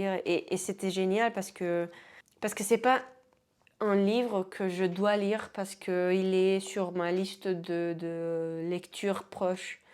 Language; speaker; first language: French; non-native, fluent; Spanish